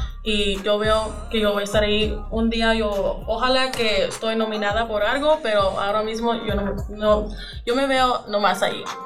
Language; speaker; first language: Spanish; early bilingual, other home language; English